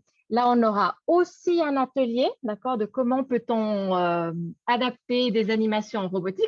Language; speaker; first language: French; native; French